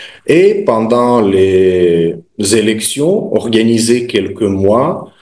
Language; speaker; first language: French; non-native, fluent; Russian